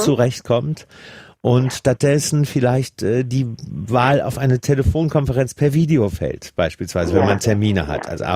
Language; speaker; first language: German; native; German